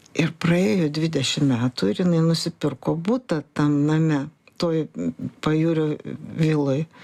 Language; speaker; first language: Lithuanian; early bilingual, heritage; Lithuanian